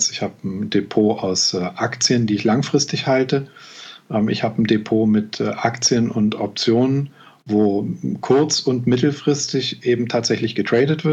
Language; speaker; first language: German; native; German